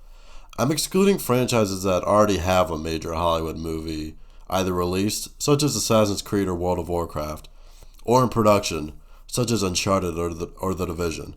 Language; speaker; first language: English; native; English